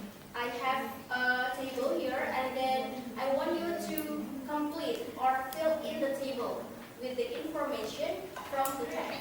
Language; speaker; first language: English; non-native, fluent; Indonesian